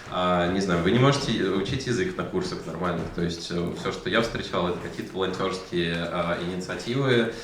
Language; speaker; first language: Russian; native; Russian